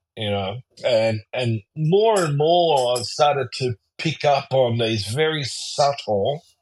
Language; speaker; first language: English; early bilingual, other home language; German